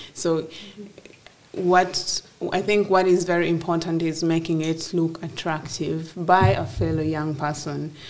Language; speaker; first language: English; non-native, local second language; Acoli